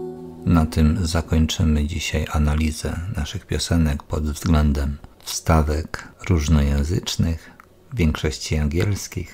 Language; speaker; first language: Polish; native; Polish